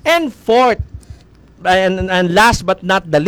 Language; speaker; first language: English; non-native, local second language; Hiligaynon